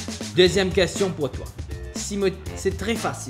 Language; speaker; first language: French; non-native, local second language; Morisyen